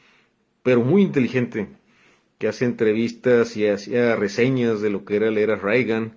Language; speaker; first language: Spanish; native; Spanish